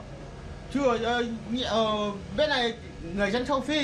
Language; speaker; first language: Vietnamese; non-native, learner; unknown